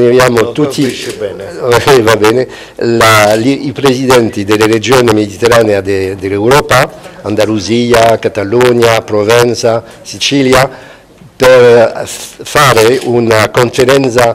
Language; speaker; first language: Italian; non-native, fluent; Spanish